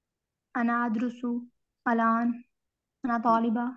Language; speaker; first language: Arabic; non-native, learner; Urdu